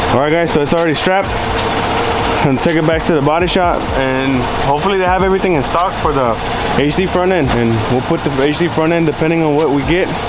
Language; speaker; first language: English; early bilingual, other home language; Spanish